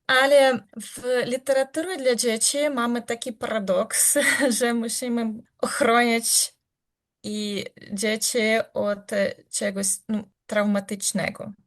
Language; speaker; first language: Polish; non-native, learner; Ukrainian